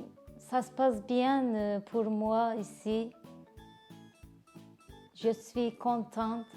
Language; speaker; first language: French; non-native, learner; Turkish